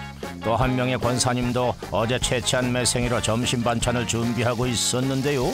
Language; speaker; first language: Korean; native; Korean